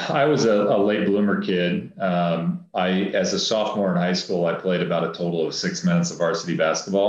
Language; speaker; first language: English; native; English